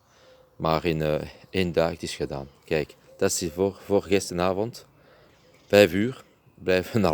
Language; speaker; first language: Dutch; non-native, learner; French